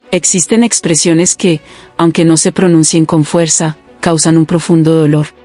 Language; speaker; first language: Spanish; native; Spanish